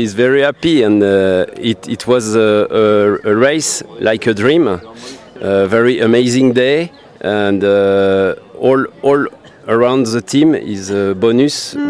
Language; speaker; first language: English; non-native, learner; French